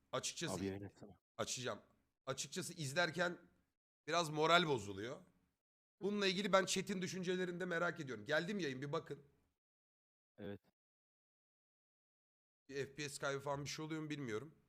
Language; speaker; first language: Turkish; native; Turkish